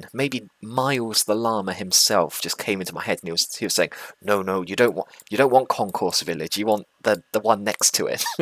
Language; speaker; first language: English; native; English